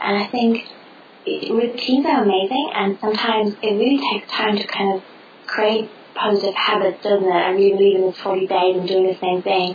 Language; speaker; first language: English; non-native, fluent; German